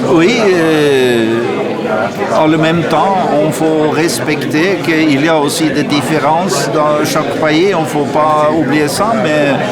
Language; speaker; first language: French; non-native, learner; Norwegian